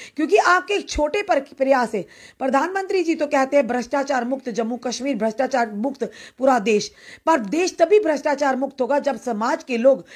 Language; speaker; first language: Hindi; native; Hindi